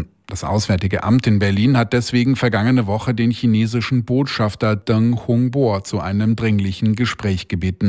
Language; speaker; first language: German; native; German